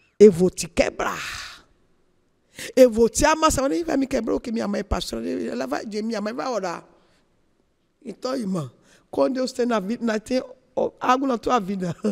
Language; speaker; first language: Portuguese; non-native, learner; Yoruba